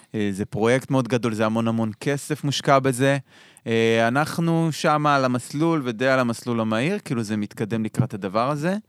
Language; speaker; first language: Hebrew; native; Hebrew